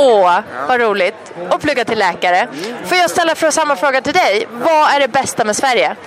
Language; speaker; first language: Swedish; early bilingual, other home language; Persian